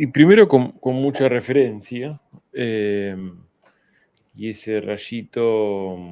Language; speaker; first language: Spanish; native; Spanish